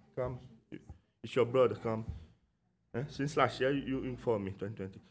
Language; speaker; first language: English; non-native, local second language; Seselwa Creole French